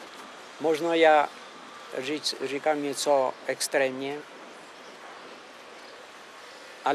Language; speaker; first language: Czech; non-native, fluent; Albanian